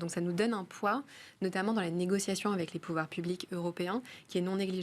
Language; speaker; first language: French; native; French